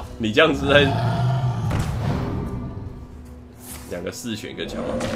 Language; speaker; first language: Chinese; native; Chinese